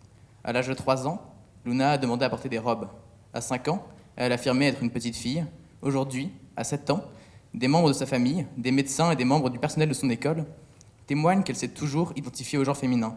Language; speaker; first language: French; native; French